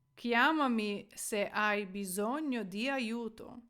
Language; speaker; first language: Italian; non-native, fluent; Ukrainian